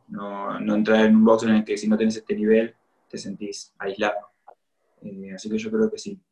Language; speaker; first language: Spanish; native; Spanish